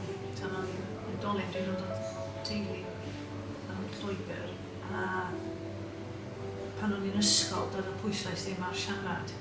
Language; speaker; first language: Welsh; non-native, local second language; English